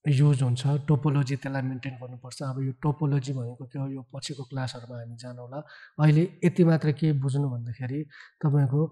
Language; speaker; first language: Nepali; native; Nepali